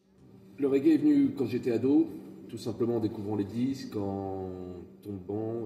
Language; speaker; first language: French; native; French